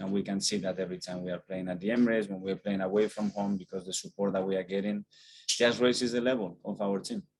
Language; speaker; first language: English; non-native, fluent; Spanish